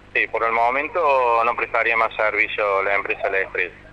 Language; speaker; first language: Spanish; native; Spanish